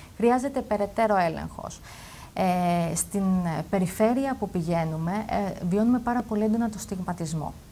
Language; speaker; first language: Greek; native; Greek